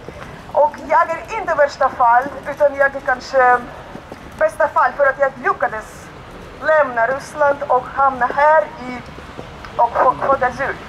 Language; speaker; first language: Swedish; non-native, learner; Russian